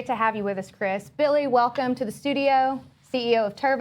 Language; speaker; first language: English; native; English